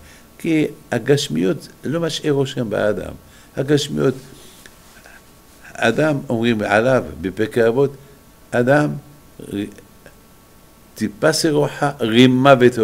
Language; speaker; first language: Hebrew; non-native, fluent; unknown